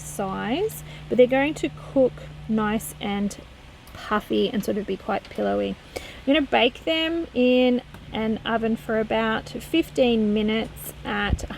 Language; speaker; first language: English; native; English